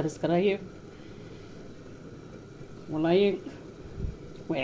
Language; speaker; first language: Arabic; native; Arabic